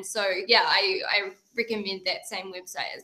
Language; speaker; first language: English; native; English